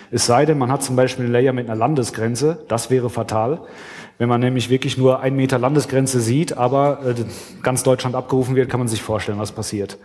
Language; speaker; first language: German; native; German